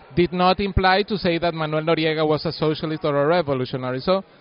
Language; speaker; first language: English; non-native, fluent; Spanish